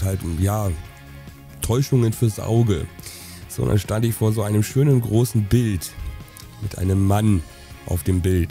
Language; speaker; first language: German; native; German